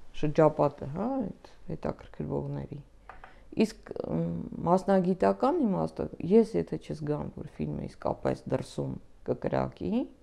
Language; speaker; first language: Armenian; native; Armenian